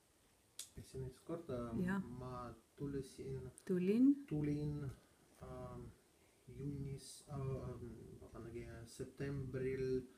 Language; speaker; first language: Estonian; non-native, learner; Russian